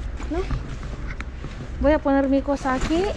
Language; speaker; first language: Spanish; non-native, learner; Filipino